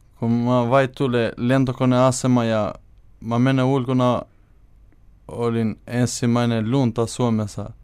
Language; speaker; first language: Finnish; non-native, learner; Albanian